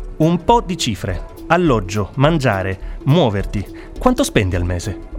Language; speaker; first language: Italian; native; Italian